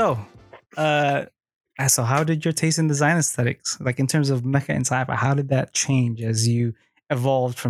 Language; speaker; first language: English; non-native, local second language; Filipino